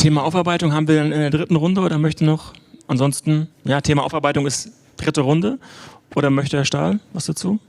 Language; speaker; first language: German; native; German